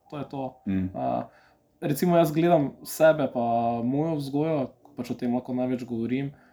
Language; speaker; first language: Slovenian; early bilingual, other home language; Serbian